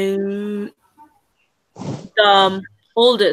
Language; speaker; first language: English; non-native, learner; Spanish